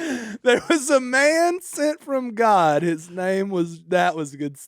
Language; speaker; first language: English; native; English